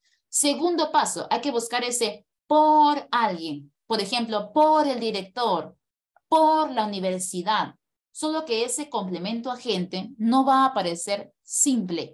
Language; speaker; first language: Spanish; native; Spanish